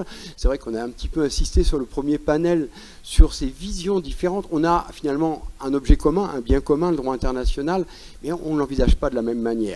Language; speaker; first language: French; native; French